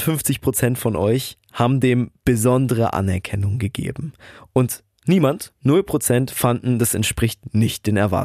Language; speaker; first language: German; native; German